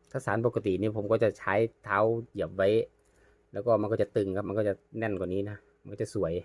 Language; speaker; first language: Thai; native; Thai